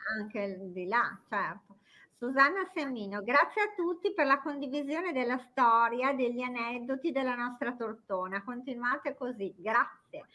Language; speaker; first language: Italian; native; Italian